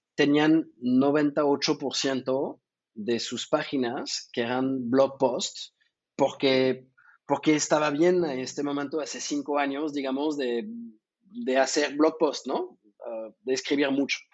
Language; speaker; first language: Spanish; non-native, fluent; French